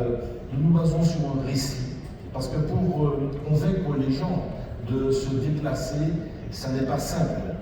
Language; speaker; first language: French; native; French